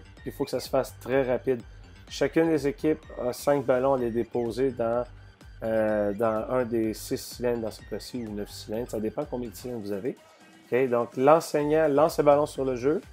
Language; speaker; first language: French; native; French